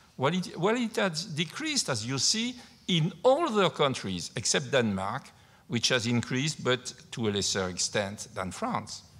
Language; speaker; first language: English; non-native, fluent; French